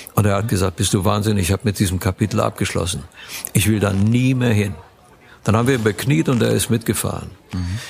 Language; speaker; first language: German; early bilingual, other home language; Romanian